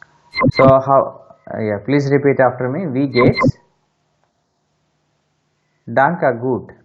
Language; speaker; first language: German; non-native, fluent; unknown